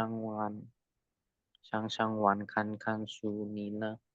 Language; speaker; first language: Chinese; non-native, learner; Indonesian